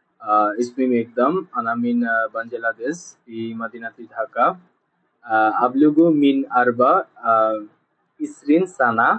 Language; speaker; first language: Arabic; non-native, learner; Bangla